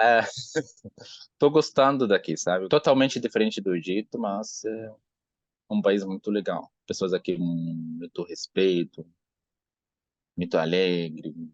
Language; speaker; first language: Portuguese; non-native, learner; Arabic